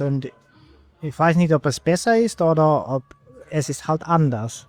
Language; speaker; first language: German; non-native, fluent; Finnish